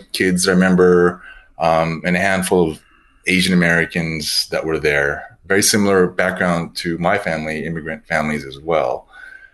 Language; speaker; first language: English; native; English